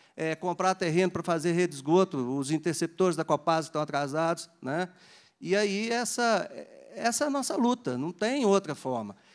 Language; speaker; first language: Portuguese; native; Portuguese